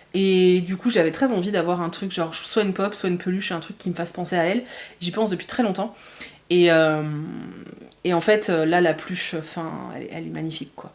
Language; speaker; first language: French; native; French